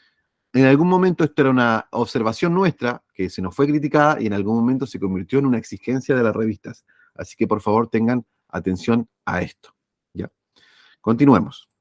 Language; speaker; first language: Spanish; native; Spanish